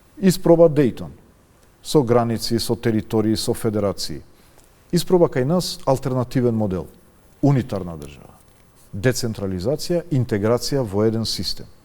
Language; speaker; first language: Macedonian; non-native, local second language; Albanian